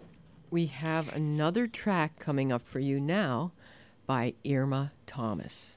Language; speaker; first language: English; native; English